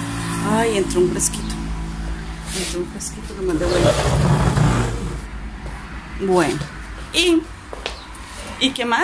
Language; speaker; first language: Spanish; native; Spanish